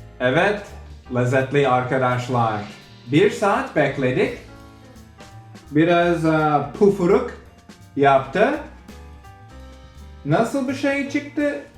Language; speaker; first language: Turkish; non-native, learner; English